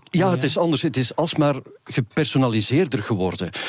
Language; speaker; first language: Dutch; native; Dutch